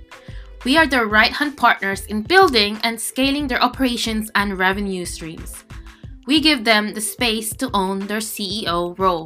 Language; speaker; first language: English; native; English